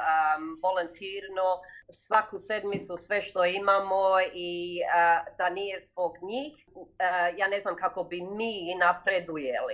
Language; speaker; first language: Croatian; early bilingual, heritage; Croatian